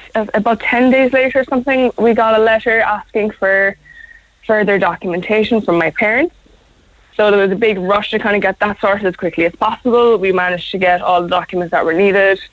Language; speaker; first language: English; native; English